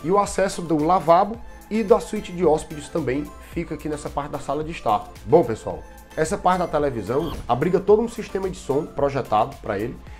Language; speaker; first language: Portuguese; native; Portuguese